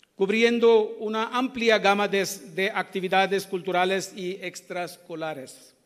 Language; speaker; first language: Spanish; non-native, fluent; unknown